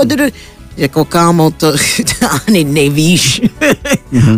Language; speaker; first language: Czech; non-native, fluent; English